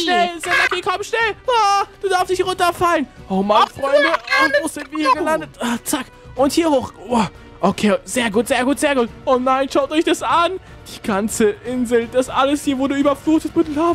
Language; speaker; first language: German; native; German